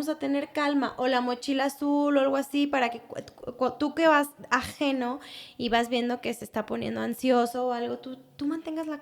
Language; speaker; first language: Spanish; native; Spanish